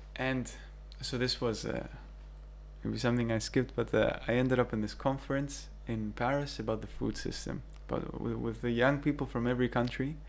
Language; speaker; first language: English; early bilingual, other home language; Greek